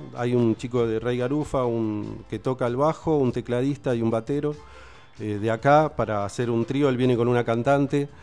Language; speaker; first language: Spanish; native; Spanish